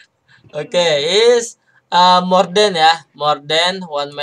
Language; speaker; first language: English; non-native, learner; Indonesian